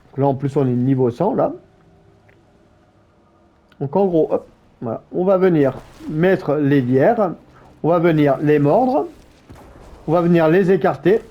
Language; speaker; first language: French; native; French